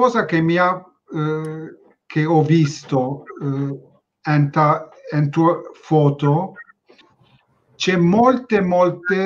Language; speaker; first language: Italian; non-native, learner; Turkish